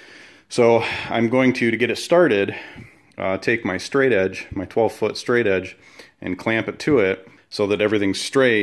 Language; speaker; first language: English; native; English